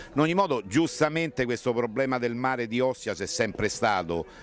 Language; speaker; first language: Italian; native; Italian